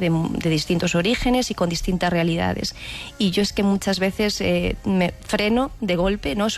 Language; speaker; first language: Spanish; native; Spanish